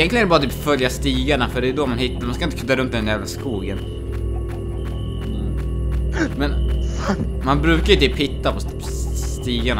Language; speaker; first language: Swedish; native; Swedish